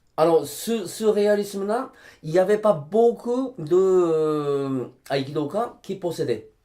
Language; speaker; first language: French; non-native, fluent; Japanese